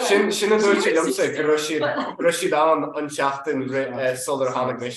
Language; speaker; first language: Irish; non-native, local second language; English